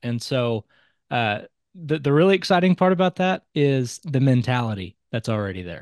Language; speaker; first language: English; native; English